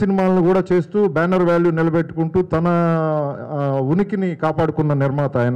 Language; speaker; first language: Telugu; native; Telugu